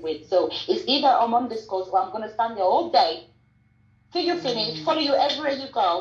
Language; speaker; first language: English; non-native, local second language; Krio